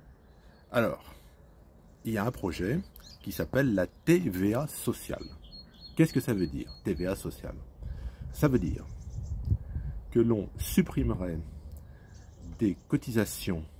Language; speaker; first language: French; native; French